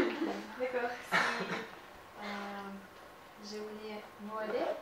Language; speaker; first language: French; non-native, learner; Russian